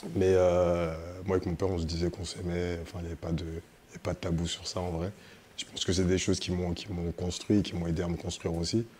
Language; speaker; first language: French; early bilingual, other home language; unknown